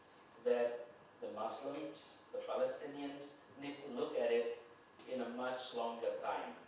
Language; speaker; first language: English; non-native, fluent; Indonesian